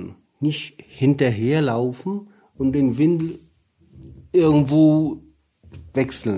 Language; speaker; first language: German; non-native, learner; Polish